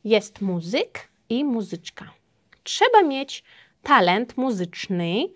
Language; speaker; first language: Polish; non-native, fluent; Uzbek